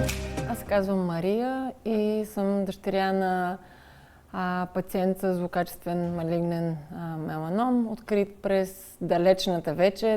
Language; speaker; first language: Bulgarian; native; Bulgarian